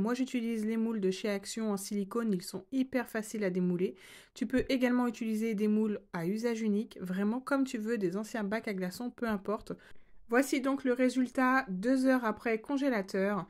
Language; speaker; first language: French; native; French